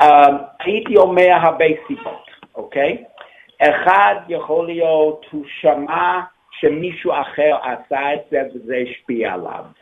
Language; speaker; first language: Hebrew; non-native, fluent; English